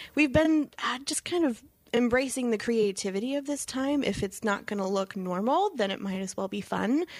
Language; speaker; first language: English; native; English